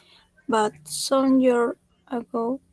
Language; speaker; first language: English; non-native, learner; Spanish